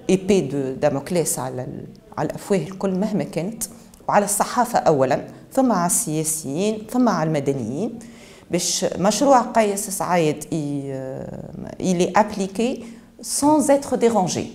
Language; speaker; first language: Arabic; native; Arabic